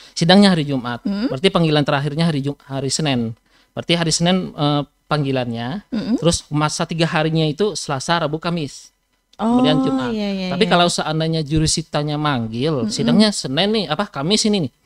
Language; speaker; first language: Indonesian; native; Indonesian